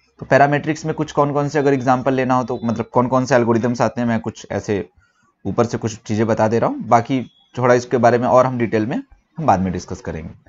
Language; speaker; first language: Hindi; native; Hindi